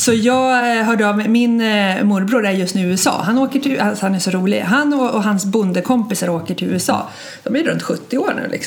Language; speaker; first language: Swedish; native; Swedish